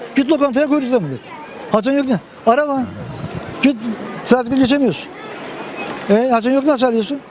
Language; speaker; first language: Turkish; native; Turkish